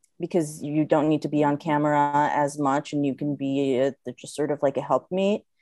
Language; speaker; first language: English; non-native, fluent; Hebrew